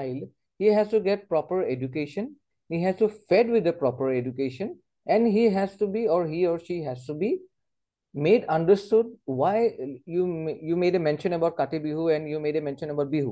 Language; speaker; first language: English; non-native, local second language; Assamese